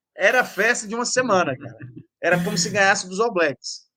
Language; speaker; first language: Portuguese; native; Portuguese